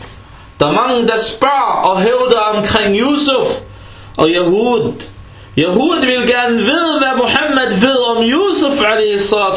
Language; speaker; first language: Danish; early bilingual, other home language; Arabic